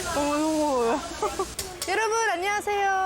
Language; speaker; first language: Korean; non-native, learner; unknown